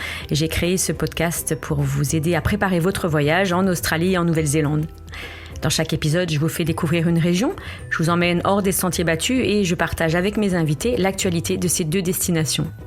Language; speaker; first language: French; native; French